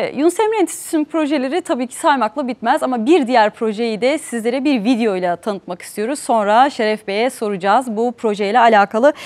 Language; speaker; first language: Turkish; native; Turkish